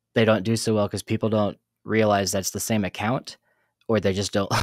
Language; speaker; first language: English; native; English